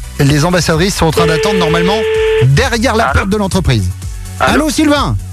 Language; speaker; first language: French; native; French